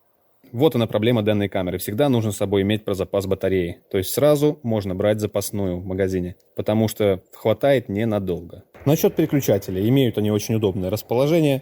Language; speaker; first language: Russian; native; Russian